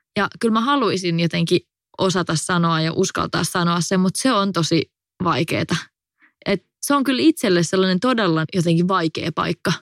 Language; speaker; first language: Finnish; native; Finnish